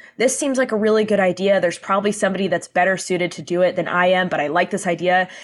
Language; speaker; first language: English; native; English